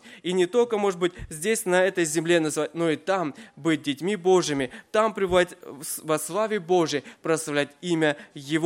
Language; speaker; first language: Russian; native; Russian